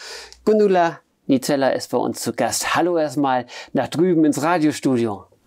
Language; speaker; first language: German; native; German